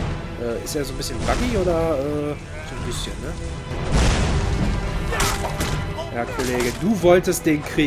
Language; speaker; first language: German; native; German